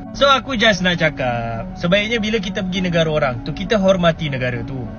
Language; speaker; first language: Malay; native; Malay